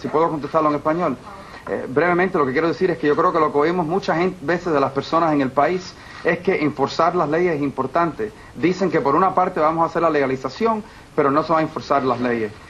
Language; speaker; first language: Spanish; early bilingual, heritage; Spanish